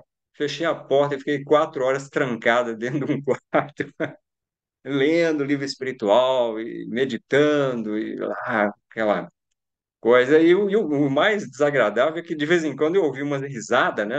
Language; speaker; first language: Portuguese; native; Portuguese